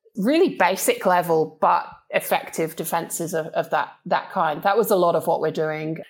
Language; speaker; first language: English; native; English